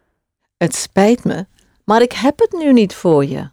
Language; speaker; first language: Dutch; non-native, fluent; English